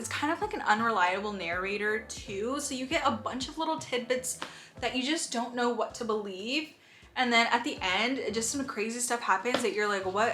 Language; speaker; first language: English; native; English